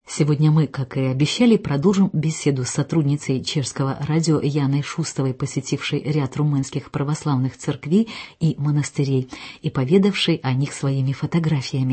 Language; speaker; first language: Russian; native; Russian